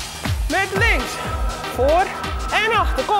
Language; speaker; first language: Dutch; native; Dutch